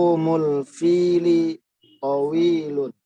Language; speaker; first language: Arabic; non-native, learner; Indonesian